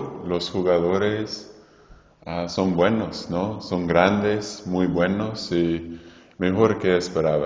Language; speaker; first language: Spanish; non-native, fluent; English